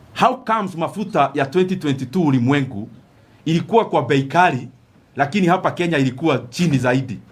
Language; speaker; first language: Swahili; non-native, local second language; Kikuyu